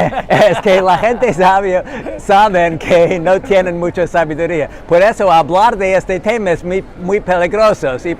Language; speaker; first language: Spanish; non-native, learner; English